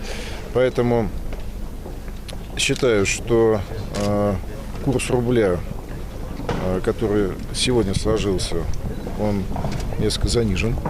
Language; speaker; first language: Russian; native; Russian